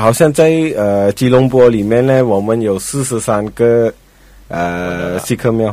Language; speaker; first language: Chinese; non-native, local second language; Punjabi